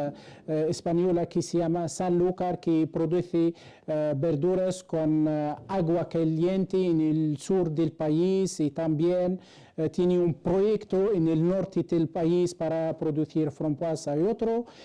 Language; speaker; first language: Spanish; non-native, fluent; Arabic